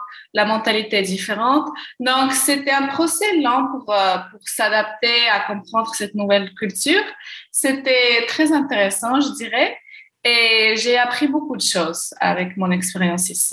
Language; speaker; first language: French; non-native, local second language; Arabic